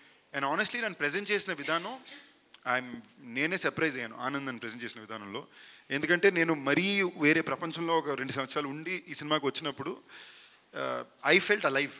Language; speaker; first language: Telugu; native; Telugu